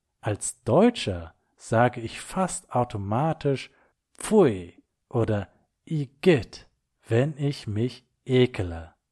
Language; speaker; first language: German; native; German